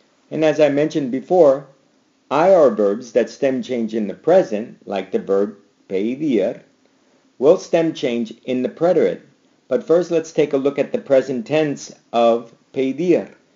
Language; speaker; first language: English; native; English